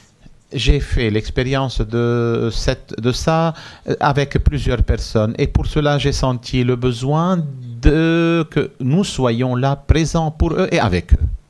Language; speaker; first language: French; non-native, fluent; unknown